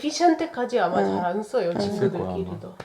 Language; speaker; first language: Korean; non-native, fluent; Italian